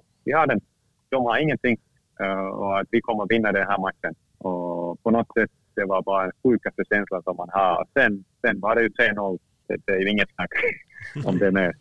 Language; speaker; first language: Swedish; non-native, fluent; Finnish